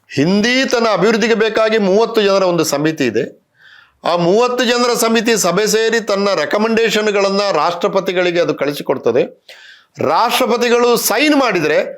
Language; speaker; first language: Kannada; non-native, local second language; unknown